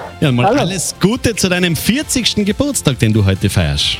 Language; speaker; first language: German; native; German